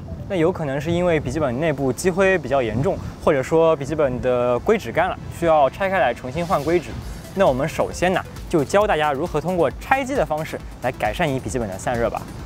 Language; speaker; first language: Chinese; native; Chinese